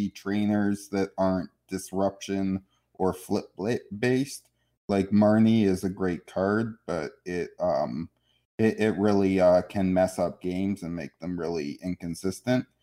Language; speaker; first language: English; native; English